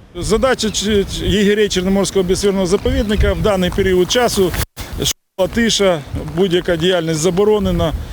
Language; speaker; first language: Ukrainian; native; Ukrainian